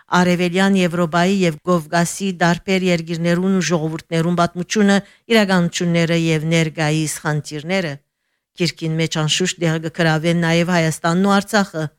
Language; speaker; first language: Armenian; early bilingual, heritage; Armenian